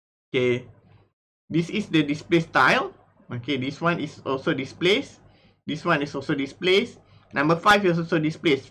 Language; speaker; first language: English; non-native, local second language; Malay